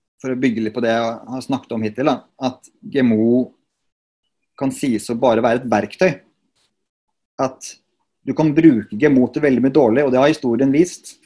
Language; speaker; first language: Norwegian; native; Norwegian